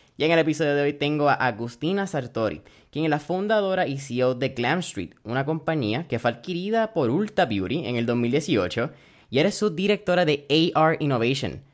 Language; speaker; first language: Spanish; early bilingual, heritage; Spanish